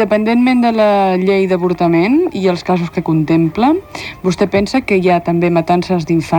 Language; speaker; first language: Catalan; native; Catalan